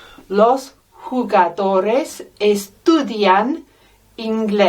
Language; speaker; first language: Spanish; non-native, fluent; English